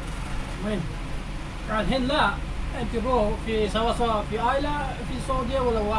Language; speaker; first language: Arabic; non-native, learner; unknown